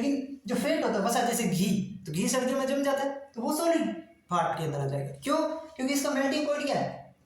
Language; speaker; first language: Hindi; native; Hindi